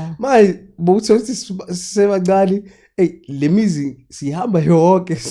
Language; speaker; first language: Zulu; native; Zulu